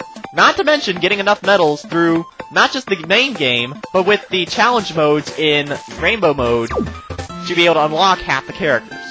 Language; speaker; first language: English; native; English